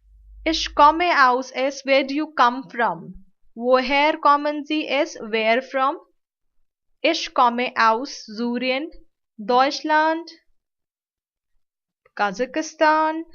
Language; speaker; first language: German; non-native, learner; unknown